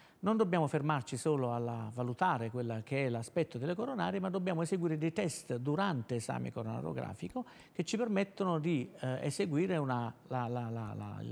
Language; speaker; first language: Italian; native; Italian